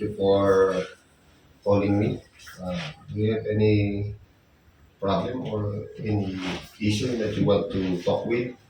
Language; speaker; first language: English; non-native, local second language; Filipino